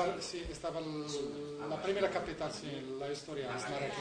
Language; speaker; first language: Spanish; non-native, learner; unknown